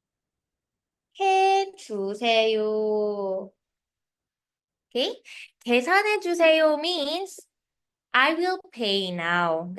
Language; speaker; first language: Filipino; native; Filipino